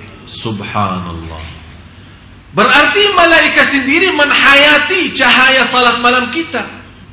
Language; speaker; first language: Indonesian; non-native, fluent; Arabic